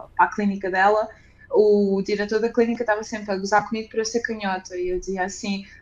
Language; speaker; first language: Portuguese; early bilingual, other home language; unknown